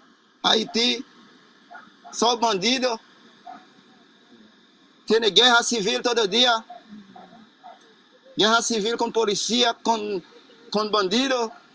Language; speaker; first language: Portuguese; non-native, learner; Haitian Creole